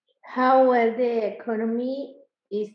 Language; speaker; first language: English; non-native, learner; Spanish